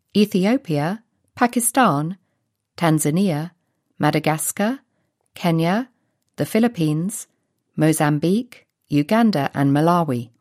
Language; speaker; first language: English; native; English